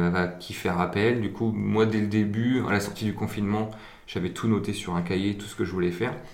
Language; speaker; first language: French; native; French